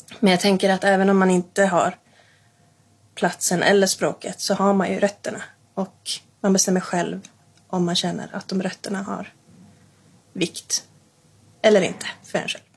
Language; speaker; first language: Swedish; native; Swedish